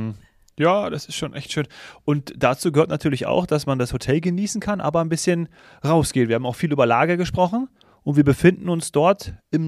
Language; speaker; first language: German; native; German